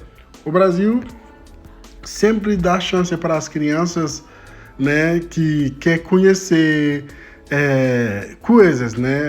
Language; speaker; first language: Portuguese; non-native, fluent; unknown